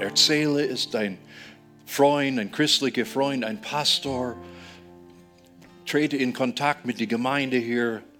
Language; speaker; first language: German; non-native, fluent; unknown